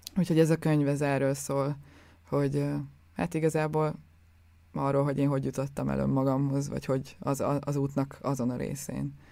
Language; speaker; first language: Hungarian; native; Hungarian